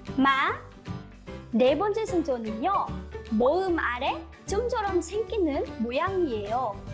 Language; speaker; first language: Korean; non-native, fluent; Vietnamese